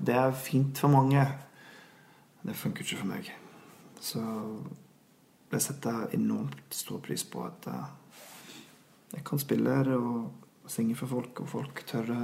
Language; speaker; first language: Norwegian; non-native, fluent; English